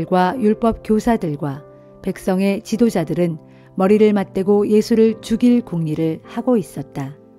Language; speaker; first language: Korean; native; Korean